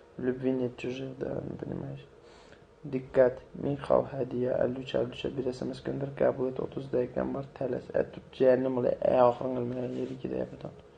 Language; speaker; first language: Russian; non-native, local second language; Azerbaijani